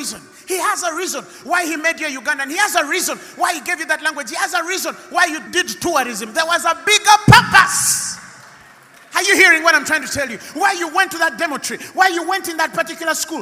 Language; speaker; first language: English; non-native, local second language; Ganda